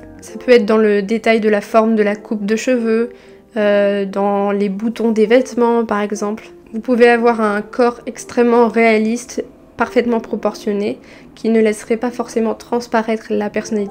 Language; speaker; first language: French; native; French